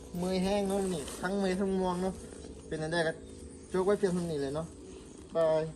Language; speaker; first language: Thai; non-native, local second language; Akha